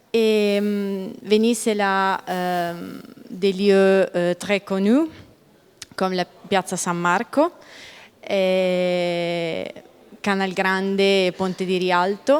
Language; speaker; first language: French; non-native, learner; Italian